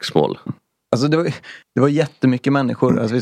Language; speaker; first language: Swedish; native; Swedish